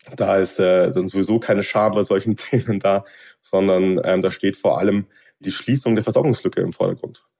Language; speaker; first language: German; native; German